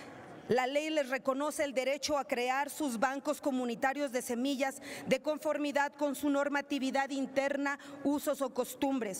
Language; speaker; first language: Spanish; native; Spanish